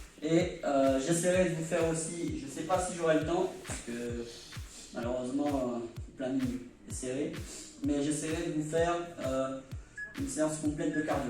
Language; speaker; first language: French; native; French